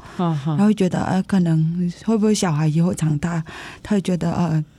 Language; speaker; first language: Chinese; non-native, fluent; Vietnamese